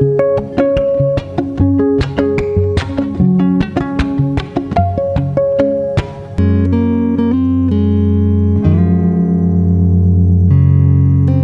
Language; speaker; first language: English; native; English